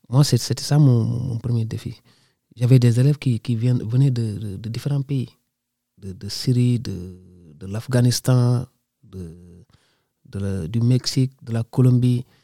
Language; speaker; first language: French; non-native, local second language; Wolof